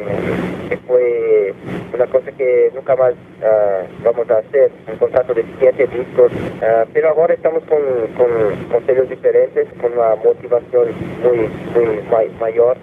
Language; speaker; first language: Spanish; non-native, fluent; Portuguese